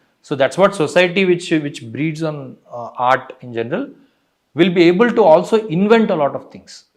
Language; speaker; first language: English; non-native, local second language; Telugu